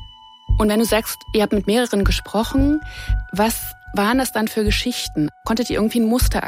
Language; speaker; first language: German; native; German